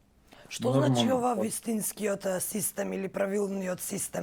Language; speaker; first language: Macedonian; native; Macedonian